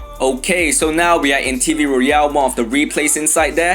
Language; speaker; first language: English; non-native, fluent; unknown